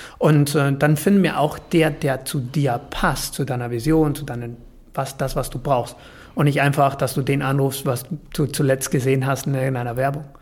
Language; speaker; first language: German; non-native, fluent; Spanish